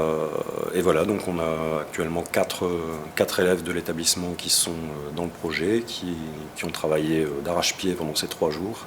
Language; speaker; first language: French; native; French